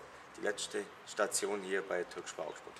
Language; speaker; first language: German; native; German